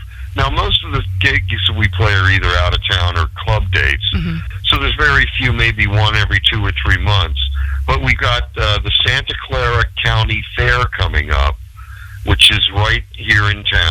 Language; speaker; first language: English; native; English